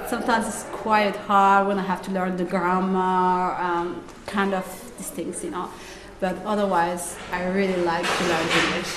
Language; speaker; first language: English; non-native, learner; Somali